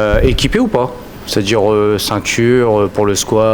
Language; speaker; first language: French; native; French